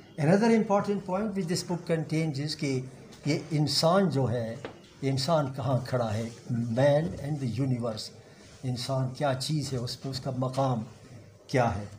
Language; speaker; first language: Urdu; non-native, local second language; Pashto